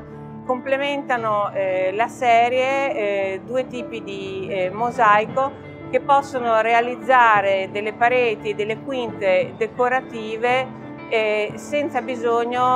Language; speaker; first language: Italian; native; Italian